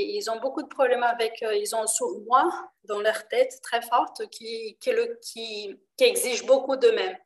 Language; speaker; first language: French; non-native, fluent; Portuguese